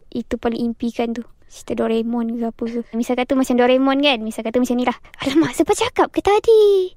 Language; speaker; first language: Malay; native; Malay